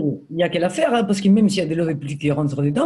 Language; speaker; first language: French; native; French